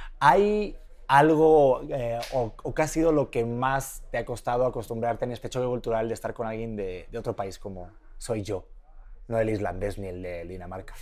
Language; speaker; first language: Spanish; native; Spanish